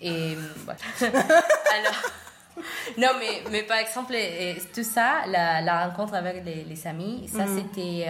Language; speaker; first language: French; non-native, learner; Spanish